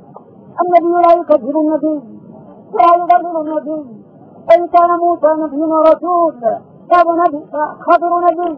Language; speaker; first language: Arabic; native; Arabic